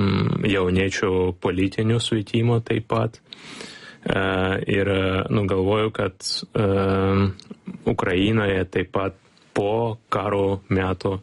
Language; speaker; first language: Lithuanian; non-native, learner; Ukrainian